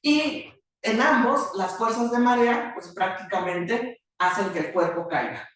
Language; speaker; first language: Spanish; native; Spanish